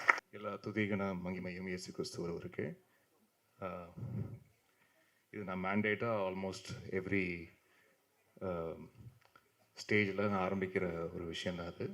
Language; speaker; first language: Tamil; native; Tamil